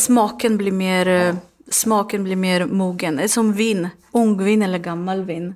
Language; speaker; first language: Swedish; non-native, learner; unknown